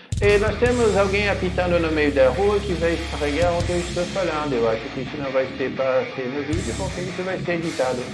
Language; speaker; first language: Portuguese; non-native, fluent; French